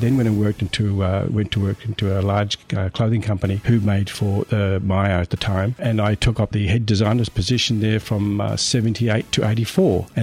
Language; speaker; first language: English; native; English